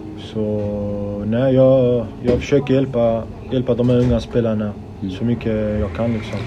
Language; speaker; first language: Swedish; early bilingual, other home language; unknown